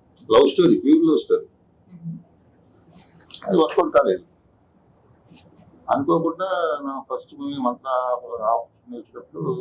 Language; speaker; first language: Telugu; native; Telugu